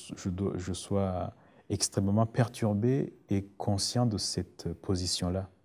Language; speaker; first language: French; non-native, local second language; Rundi